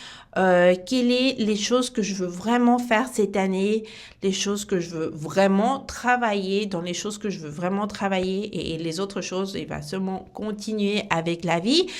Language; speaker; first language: French; non-native, fluent; Spanish